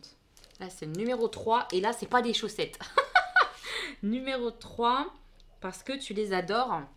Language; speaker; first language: French; native; French